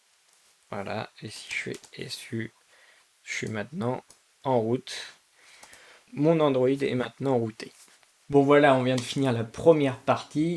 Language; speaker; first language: French; native; French